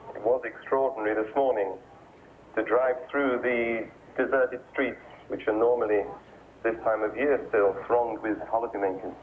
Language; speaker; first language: English; native; English